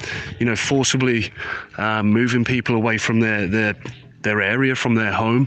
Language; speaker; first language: English; native; English